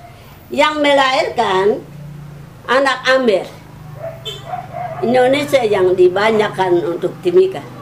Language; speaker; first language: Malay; non-native, local second language; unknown